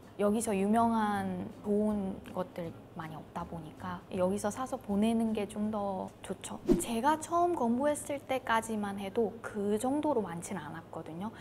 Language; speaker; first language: Korean; non-native, fluent; Burmese